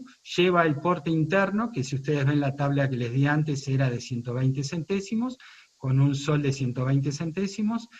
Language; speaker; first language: Spanish; native; Spanish